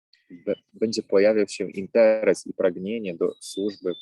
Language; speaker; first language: Polish; native; Polish